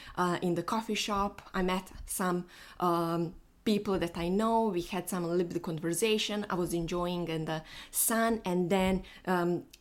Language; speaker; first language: English; non-native, fluent; Bosnian